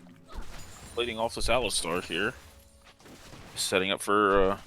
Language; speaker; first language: English; native; English